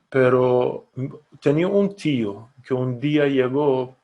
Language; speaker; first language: Spanish; non-native, fluent; Persian